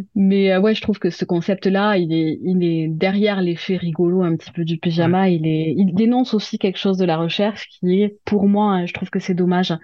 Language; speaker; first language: French; native; French